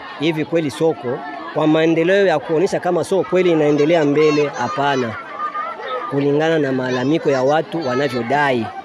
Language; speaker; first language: Swahili; non-native, local second language; Bembe